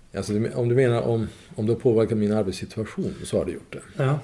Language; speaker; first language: Swedish; non-native, fluent; Persian